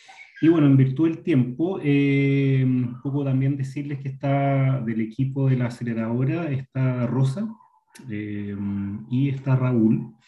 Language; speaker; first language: Spanish; native; Spanish